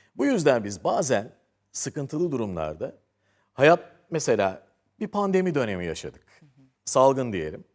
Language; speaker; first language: Turkish; native; Turkish